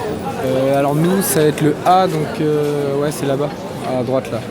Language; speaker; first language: French; native; French